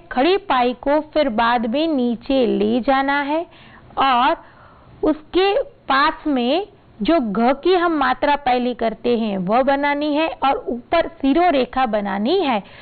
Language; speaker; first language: Hindi; non-native, local second language; Gujarati